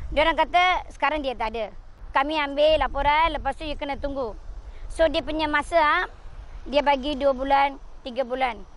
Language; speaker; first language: Malay; non-native, local second language; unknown